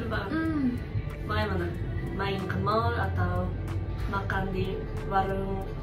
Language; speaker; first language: Indonesian; non-native, fluent; Japanese